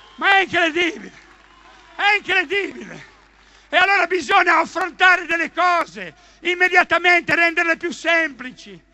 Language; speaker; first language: Italian; native; Italian